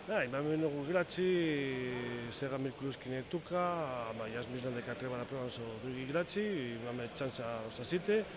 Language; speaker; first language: Macedonian; non-native, learner; Spanish